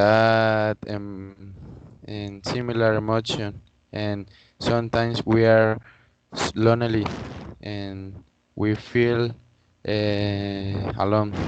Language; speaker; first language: English; non-native, learner; Spanish